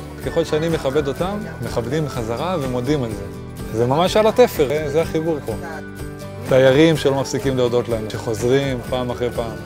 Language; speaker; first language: Hebrew; native; Hebrew